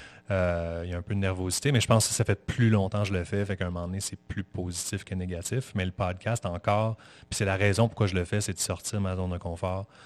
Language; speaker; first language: French; native; French